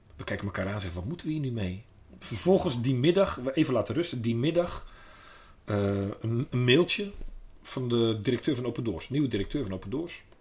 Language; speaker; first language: Dutch; native; Dutch